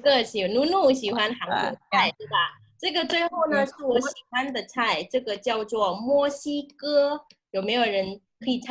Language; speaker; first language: Chinese; non-native, fluent; Indonesian